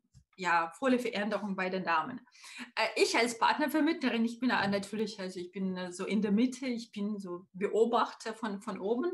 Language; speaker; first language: German; non-native, fluent; Russian